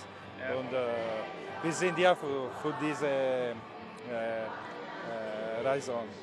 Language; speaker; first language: German; non-native, learner; Italian